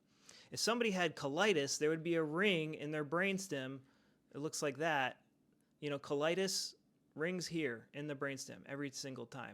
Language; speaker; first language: English; native; English